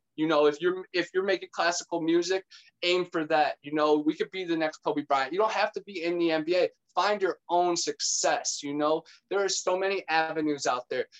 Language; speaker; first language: English; native; English